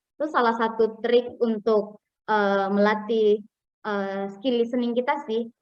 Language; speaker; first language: Indonesian; non-native, local second language; Buginese